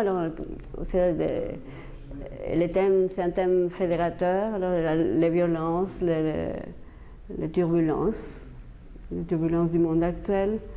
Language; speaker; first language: French; non-native, fluent; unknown